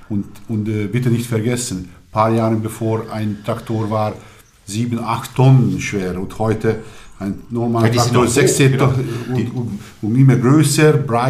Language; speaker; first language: German; non-native, learner; Hungarian